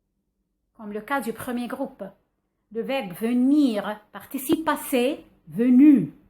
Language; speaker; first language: French; non-native, fluent; Arabic